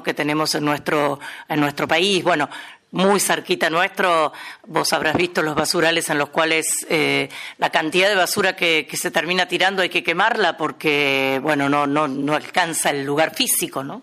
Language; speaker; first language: Spanish; native; Spanish